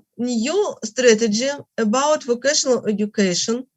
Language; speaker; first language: English; non-native, learner; Russian